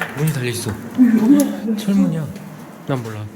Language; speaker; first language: Korean; native; Korean